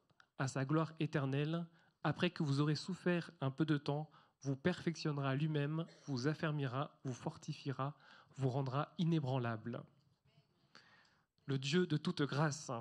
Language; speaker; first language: French; native; French